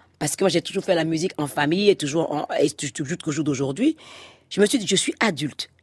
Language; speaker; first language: French; non-native, local second language; Fon